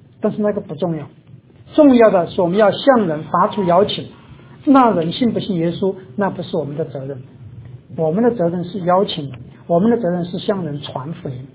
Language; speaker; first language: Chinese; native; Chinese